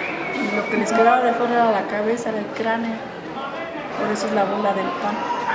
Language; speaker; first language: Spanish; native; Spanish